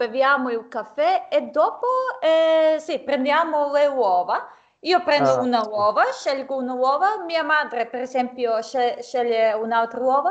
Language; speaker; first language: Italian; non-native, fluent; Serbian